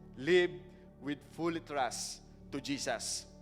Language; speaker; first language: English; non-native, local second language; Filipino